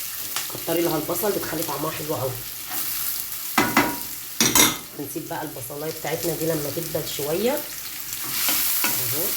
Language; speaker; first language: Arabic; native; Arabic